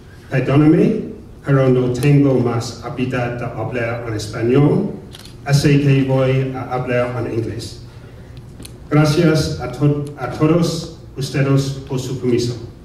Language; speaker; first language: Spanish; non-native, learner; English